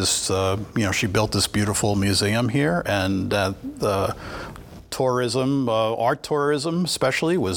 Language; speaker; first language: English; native; English